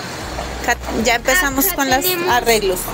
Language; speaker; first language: Spanish; native; Spanish